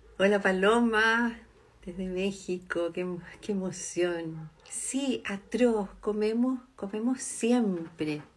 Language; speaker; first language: Spanish; native; Spanish